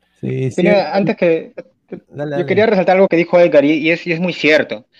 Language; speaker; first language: Spanish; native; Spanish